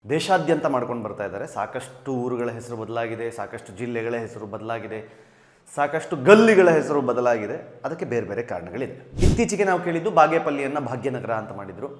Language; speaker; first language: Kannada; native; Kannada